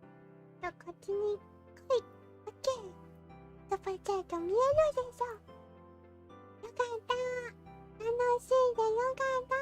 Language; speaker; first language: Japanese; non-native, learner; English